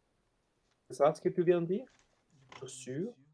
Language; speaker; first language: French; non-native, fluent; Spanish